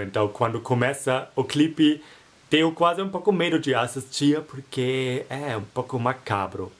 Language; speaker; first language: Portuguese; non-native, fluent; German